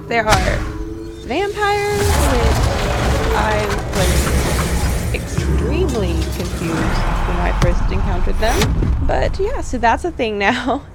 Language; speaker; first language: English; native; English